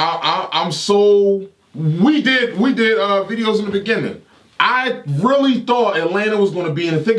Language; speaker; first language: English; native; English